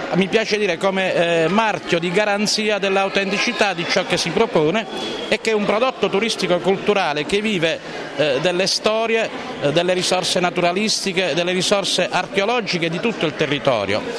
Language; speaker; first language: Italian; native; Italian